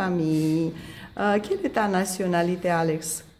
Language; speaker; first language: French; non-native, fluent; Romanian